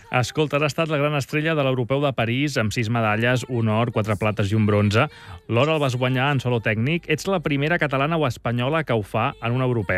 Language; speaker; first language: Catalan; native; Catalan